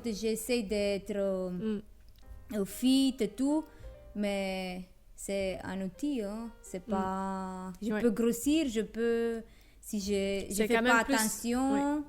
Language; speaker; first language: French; non-native, fluent; Romanian